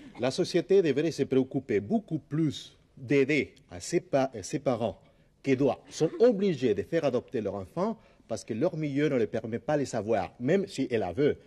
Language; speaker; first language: French; non-native, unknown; Spanish